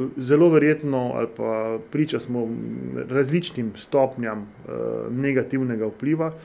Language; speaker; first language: Slovenian; native; Slovenian